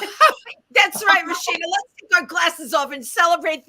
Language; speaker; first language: English; native; English